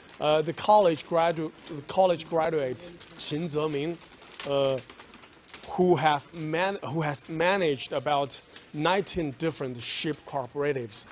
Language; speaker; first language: English; non-native, fluent; Chinese